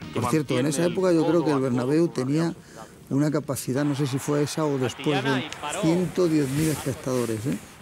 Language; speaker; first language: Spanish; native; Spanish